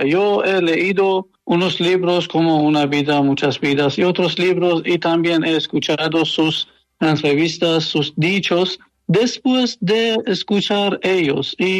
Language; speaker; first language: Spanish; non-native, learner; Persian